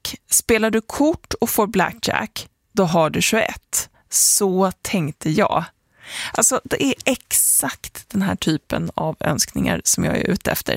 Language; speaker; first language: Swedish; native; Swedish